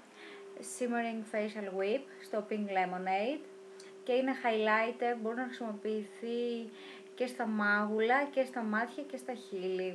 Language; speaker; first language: Greek; native; Greek